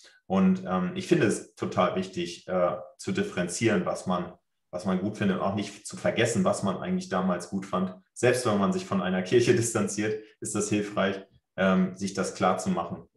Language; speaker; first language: German; native; German